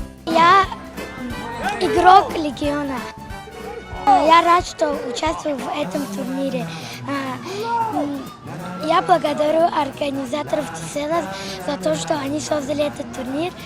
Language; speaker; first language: Russian; non-native, local second language; Tajik